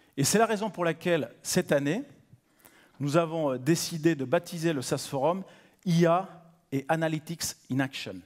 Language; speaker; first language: French; native; French